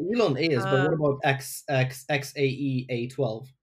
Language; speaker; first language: English; non-native, fluent; Ukrainian